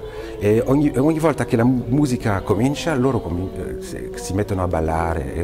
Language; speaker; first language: Italian; non-native, fluent; French